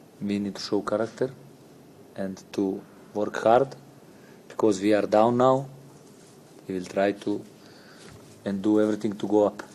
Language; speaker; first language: English; non-native, learner; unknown